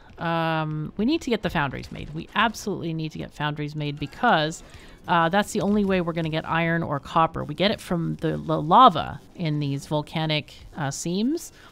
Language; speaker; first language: English; native; English